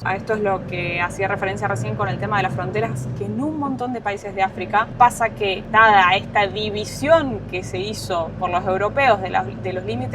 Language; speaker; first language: Spanish; native; Spanish